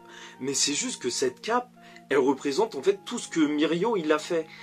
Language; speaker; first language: French; native; French